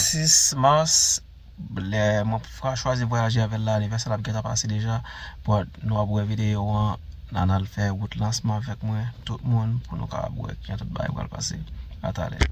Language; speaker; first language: French; non-native, learner; Haitian Creole